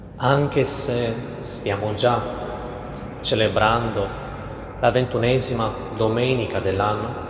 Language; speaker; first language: Italian; non-native, fluent; Portuguese